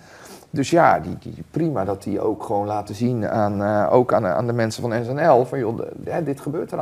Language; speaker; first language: Dutch; native; Dutch